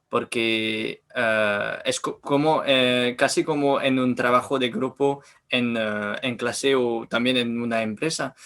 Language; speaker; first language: Spanish; non-native, learner; French